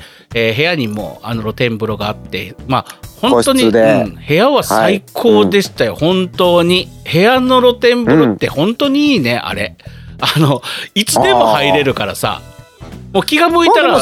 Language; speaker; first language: Japanese; native; Japanese